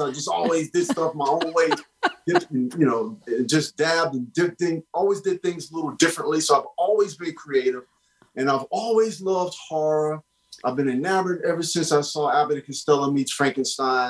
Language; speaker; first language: English; native; English